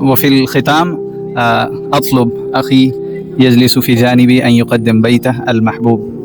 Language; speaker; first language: Arabic; non-native, fluent; Urdu